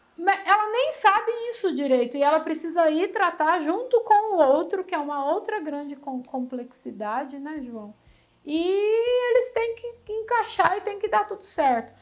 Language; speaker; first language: Portuguese; native; Portuguese